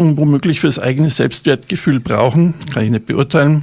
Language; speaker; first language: German; native; German